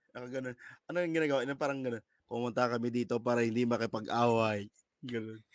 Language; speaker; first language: Filipino; native; Filipino